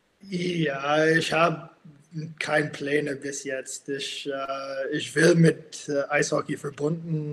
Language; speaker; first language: German; non-native, fluent; English